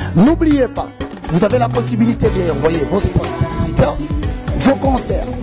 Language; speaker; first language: French; non-native, local second language; Lingala